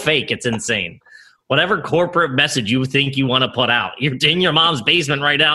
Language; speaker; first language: English; native; English